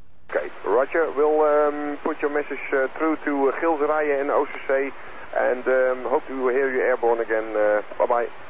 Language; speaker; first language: English; non-native, fluent; Dutch